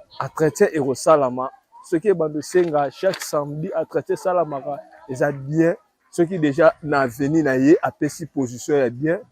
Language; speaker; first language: Lingala; native; Lingala